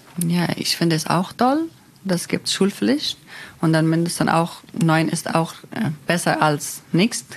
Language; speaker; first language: German; non-native, learner; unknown